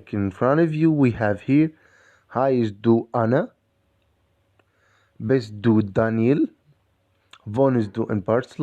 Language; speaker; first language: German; non-native, fluent; Arabic